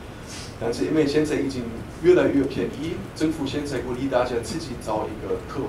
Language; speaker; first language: Chinese; non-native, fluent; German